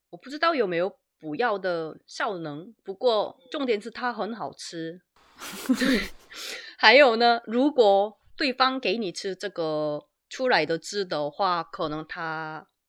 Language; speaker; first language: Chinese; non-native, fluent; Korean